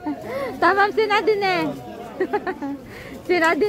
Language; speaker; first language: Turkish; non-native, learner; Cebuano